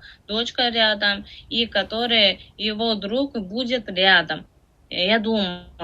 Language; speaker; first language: Russian; non-native, learner; Tajik